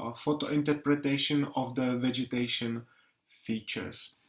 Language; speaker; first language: English; non-native, fluent; Czech